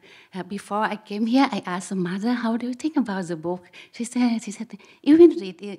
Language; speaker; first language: English; non-native, learner; Vietnamese